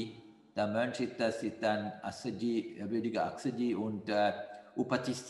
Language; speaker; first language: German; non-native, fluent; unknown